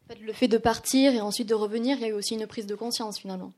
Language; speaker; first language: French; native; French